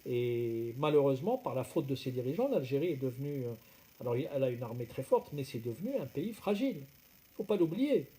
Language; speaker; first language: French; non-native, local second language; Arabic